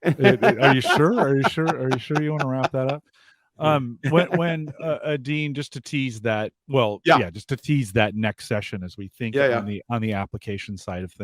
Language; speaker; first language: English; native; English